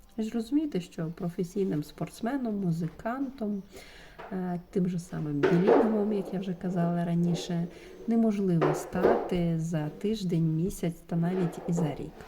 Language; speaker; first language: Ukrainian; non-native, local second language; Russian